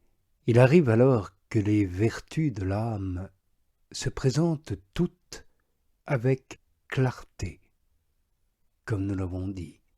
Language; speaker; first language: French; native; French